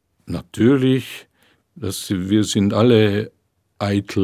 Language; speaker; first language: German; non-native, fluent; Hungarian